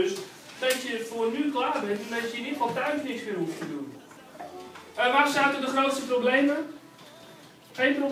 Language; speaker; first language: Dutch; native; Dutch